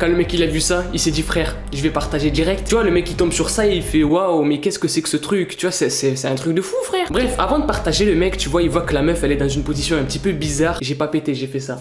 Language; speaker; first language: French; native; French